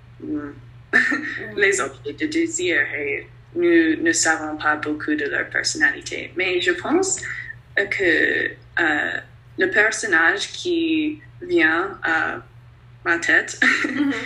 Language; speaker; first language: French; non-native, learner; English